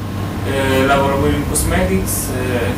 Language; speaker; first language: Italian; non-native, learner; Bangla